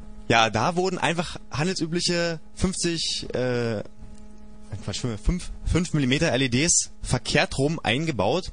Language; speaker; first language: German; native; German